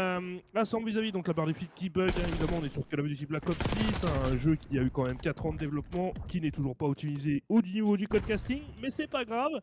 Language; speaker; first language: French; native; French